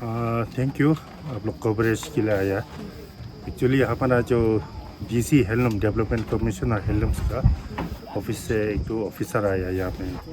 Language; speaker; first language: Hindi; non-native, local second language; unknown